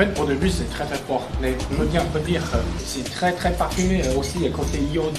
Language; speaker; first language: French; non-native, learner; Chinese